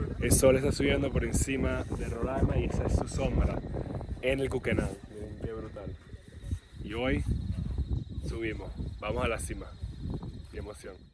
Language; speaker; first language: Spanish; native; Spanish